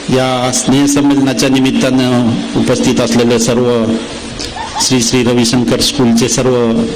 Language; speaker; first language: Marathi; native; Marathi